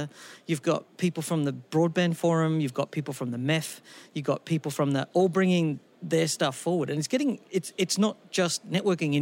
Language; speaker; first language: English; native; English